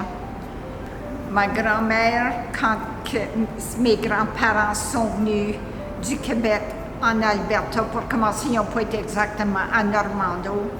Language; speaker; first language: French; native; French